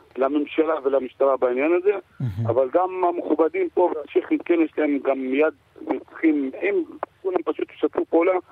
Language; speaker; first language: Hebrew; non-native, local second language; Arabic